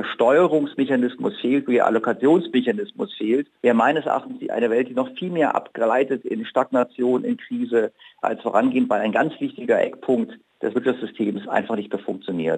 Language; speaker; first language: German; native; German